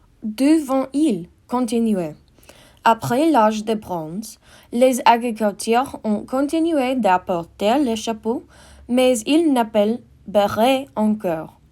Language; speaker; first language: French; non-native, learner; English